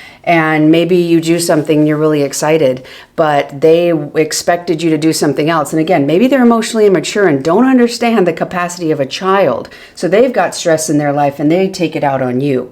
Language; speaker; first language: English; native; English